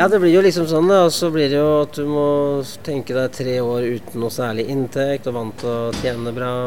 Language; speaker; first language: Norwegian; native; Norwegian